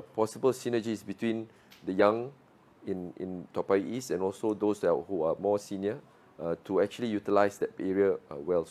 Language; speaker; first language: English; non-native, local second language; Malay